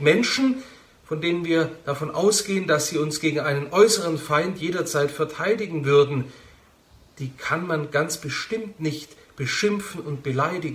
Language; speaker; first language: German; native; German